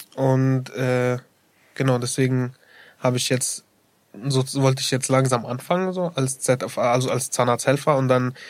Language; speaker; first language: German; early bilingual, other home language; Arabic